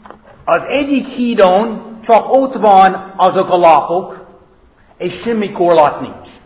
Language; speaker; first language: Hungarian; non-native, fluent; English